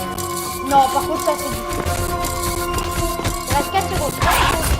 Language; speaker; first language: French; native; French